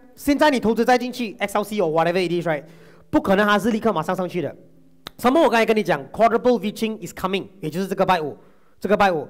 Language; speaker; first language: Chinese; non-native, local second language; Tamil